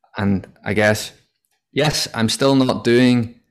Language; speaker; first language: English; native; English